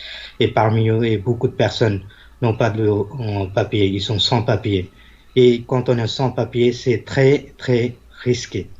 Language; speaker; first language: French; non-native, fluent; Bangla